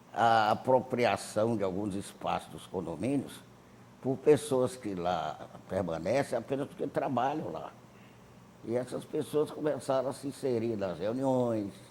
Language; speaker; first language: Portuguese; native; Portuguese